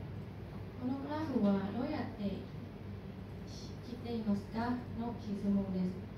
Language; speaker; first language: Japanese; non-native, learner; Thai